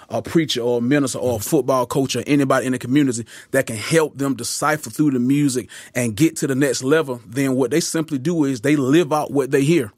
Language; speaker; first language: English; native; English